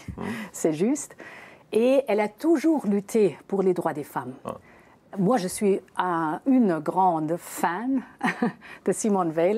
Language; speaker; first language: French; non-native, fluent; German